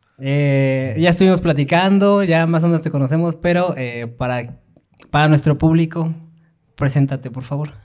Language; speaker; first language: Spanish; native; Spanish